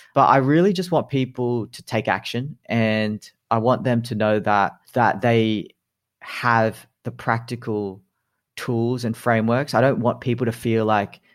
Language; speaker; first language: English; native; English